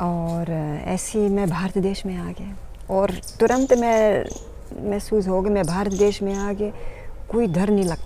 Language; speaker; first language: Hindi; non-native, learner; Dutch